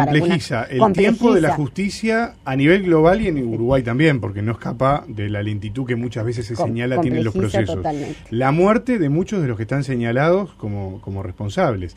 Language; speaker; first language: Spanish; native; Spanish